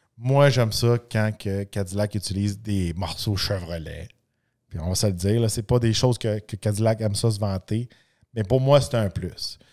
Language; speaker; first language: French; native; French